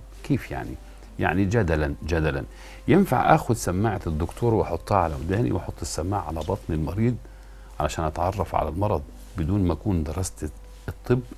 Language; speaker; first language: Arabic; native; Arabic